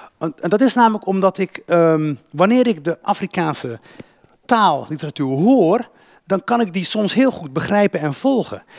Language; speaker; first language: Dutch; early bilingual, other home language; Berber languages